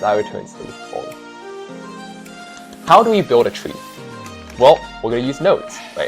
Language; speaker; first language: English; native; English